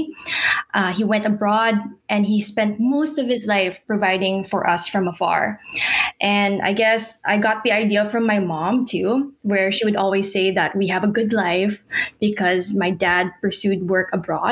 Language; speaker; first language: English; non-native, local second language; Filipino